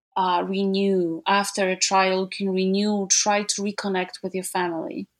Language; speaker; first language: English; non-native, fluent; Polish